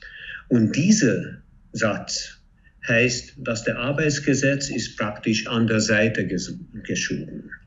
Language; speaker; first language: German; non-native, fluent; Hungarian